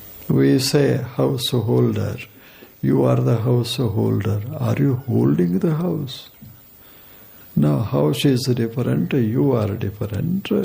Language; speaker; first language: English; non-native, local second language; Kannada